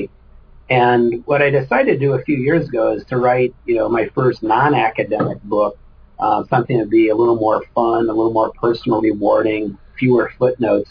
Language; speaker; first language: English; native; English